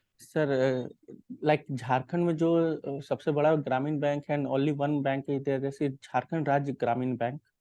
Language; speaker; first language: Hindi; native; Hindi